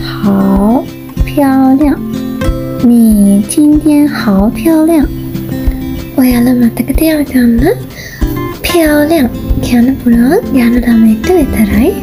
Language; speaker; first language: Chinese; non-native, fluent; Sinhala